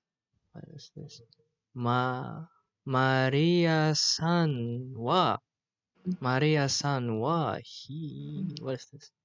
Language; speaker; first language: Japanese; non-native, learner; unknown